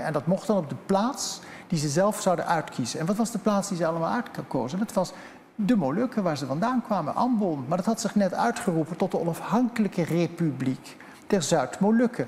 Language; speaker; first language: Dutch; native; Dutch